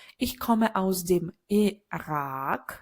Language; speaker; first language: German; non-native, learner; Ukrainian